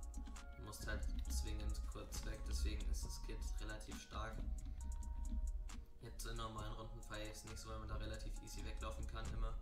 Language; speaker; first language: German; native; German